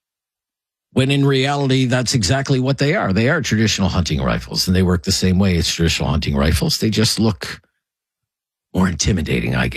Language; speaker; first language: English; native; English